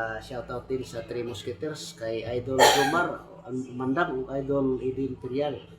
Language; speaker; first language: Filipino; non-native, local second language; Cebuano